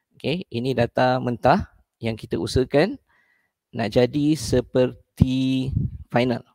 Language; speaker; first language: Malay; native; Malay